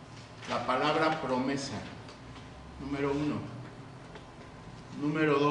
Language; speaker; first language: Spanish; native; Spanish